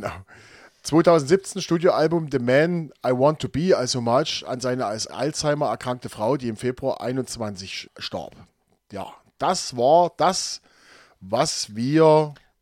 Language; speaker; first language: German; native; German